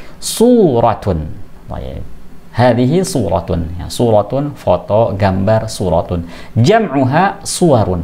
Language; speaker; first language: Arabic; non-native, fluent; Indonesian